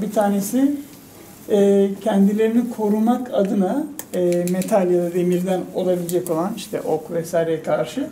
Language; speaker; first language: Turkish; native; Turkish